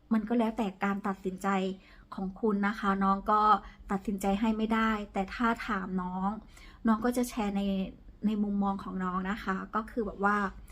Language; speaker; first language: Thai; native; Thai